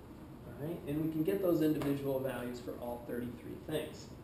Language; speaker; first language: English; native; English